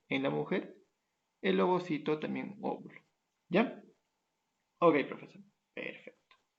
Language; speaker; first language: Spanish; native; Spanish